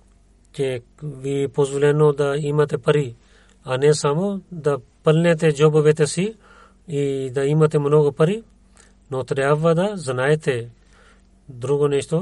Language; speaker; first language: Bulgarian; non-native, learner; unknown